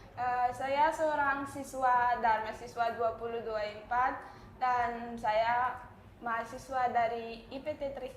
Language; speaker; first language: Indonesian; non-native, learner; Malagasy